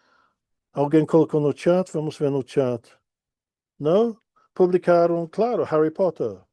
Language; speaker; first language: Portuguese; non-native, fluent; English